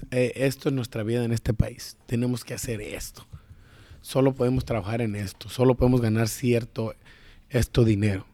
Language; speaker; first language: Spanish; early bilingual, heritage; Spanish